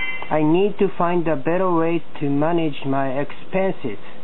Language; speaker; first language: English; non-native, learner; Japanese